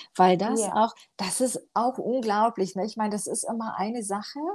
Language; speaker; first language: German; early bilingual, other home language; Romanian